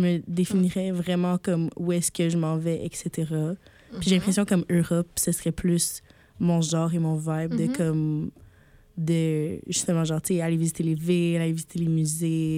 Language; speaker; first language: French; native; French